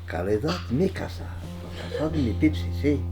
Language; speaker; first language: Spanish; non-native, learner; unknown